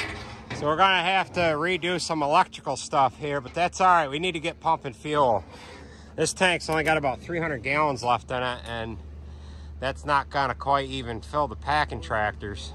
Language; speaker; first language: English; native; English